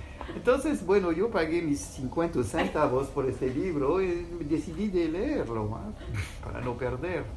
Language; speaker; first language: Spanish; non-native, fluent; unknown